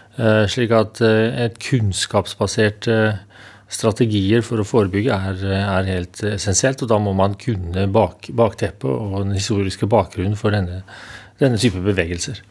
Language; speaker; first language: Norwegian; native; Norwegian